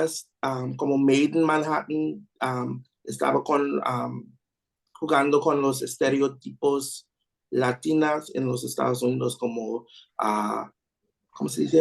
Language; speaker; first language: Spanish; non-native, learner; English